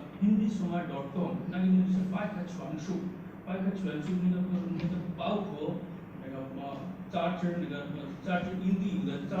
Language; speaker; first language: Chinese; non-native, learner; Hindi